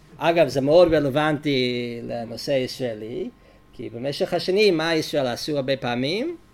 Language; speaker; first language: Hebrew; non-native, fluent; English